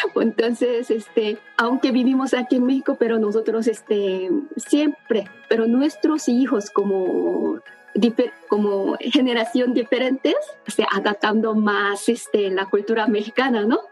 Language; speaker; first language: Spanish; non-native, learner; Korean